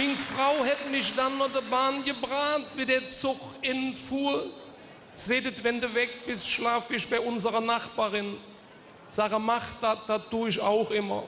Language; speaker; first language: German; native; German